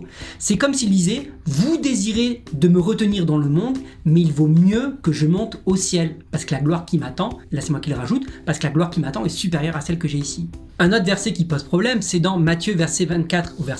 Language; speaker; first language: French; native; French